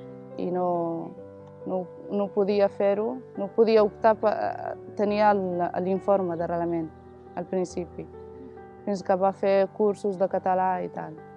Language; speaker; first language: Catalan; early bilingual, other home language; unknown